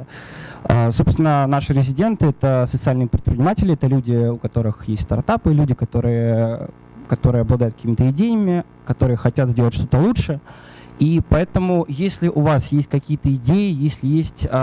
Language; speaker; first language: Russian; native; Russian